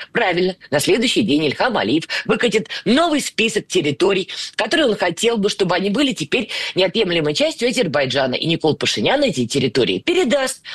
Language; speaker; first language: Russian; native; Russian